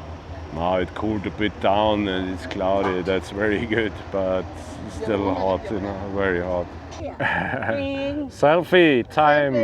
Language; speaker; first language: English; non-native, fluent; German